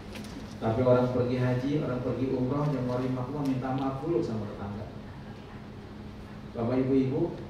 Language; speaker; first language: Indonesian; native; Indonesian